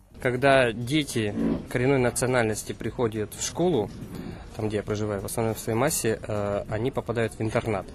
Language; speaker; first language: Russian; non-native, local second language; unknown